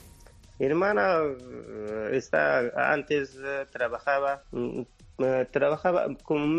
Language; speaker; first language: Spanish; non-native, learner; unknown